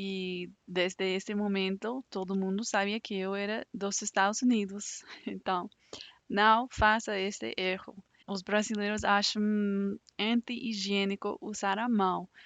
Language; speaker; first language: Portuguese; non-native, fluent; English